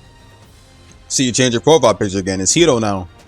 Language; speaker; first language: English; native; English